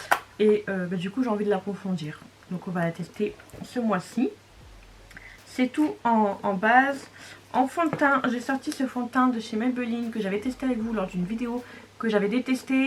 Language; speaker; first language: French; native; French